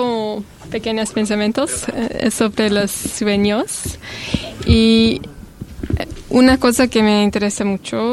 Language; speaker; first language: Spanish; non-native, learner; Italian